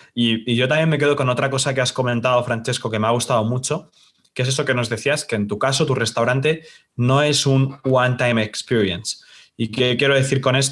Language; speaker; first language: Spanish; native; Spanish